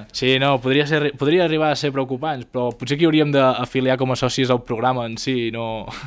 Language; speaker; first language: Catalan; native; Catalan